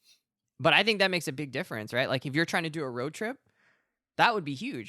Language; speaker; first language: English; native; English